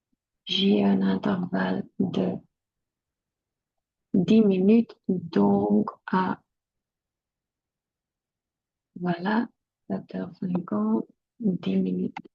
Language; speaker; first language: French; non-native, local second language; Dutch